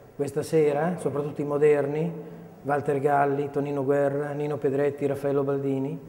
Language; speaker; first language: Italian; non-native, local second language; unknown